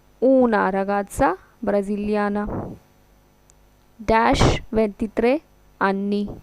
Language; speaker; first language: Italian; non-native, fluent; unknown